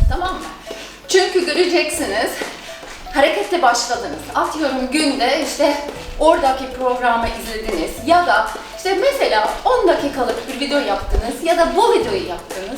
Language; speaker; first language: Turkish; non-native, fluent; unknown